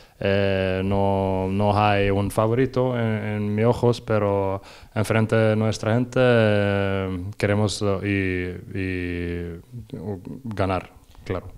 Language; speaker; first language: Spanish; non-native, learner; Norwegian